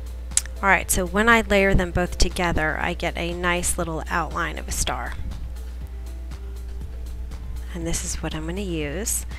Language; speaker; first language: English; native; English